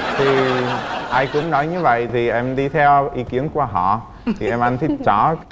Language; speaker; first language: Vietnamese; non-native, fluent; Czech